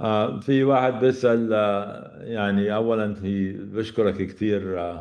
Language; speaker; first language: Arabic; native; Arabic